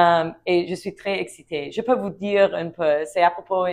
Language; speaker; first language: French; non-native, learner; English